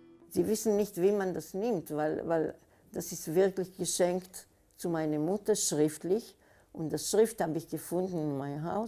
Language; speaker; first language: German; early bilingual, heritage; German